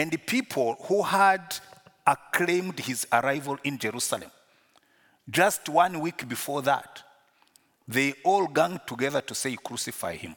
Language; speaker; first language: English; non-native, local second language; Kinyarwanda